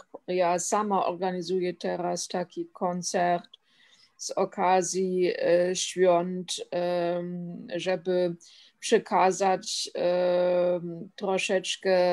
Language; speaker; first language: Polish; non-native, fluent; German